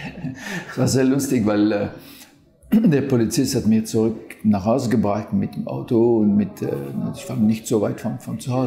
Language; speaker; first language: German; non-native, fluent; French